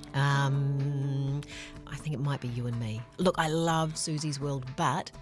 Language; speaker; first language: English; native; English